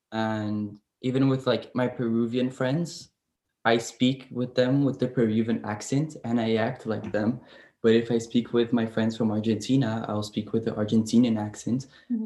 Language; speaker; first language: English; non-native, fluent; Portuguese